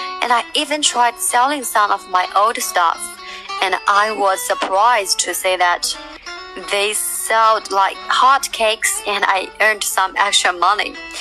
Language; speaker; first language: English; non-native, fluent; Chinese